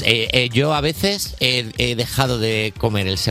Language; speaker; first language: Spanish; native; Spanish